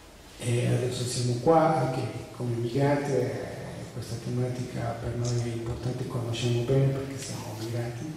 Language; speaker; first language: Italian; non-native, fluent; Spanish